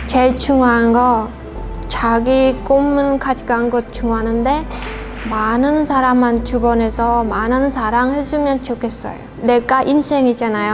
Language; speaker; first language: Korean; non-native, learner; Khmer